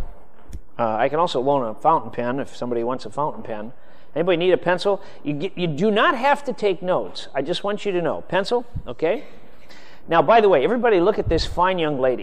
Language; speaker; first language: English; native; English